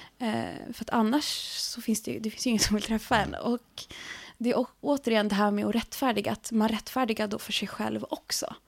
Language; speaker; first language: Swedish; native; Swedish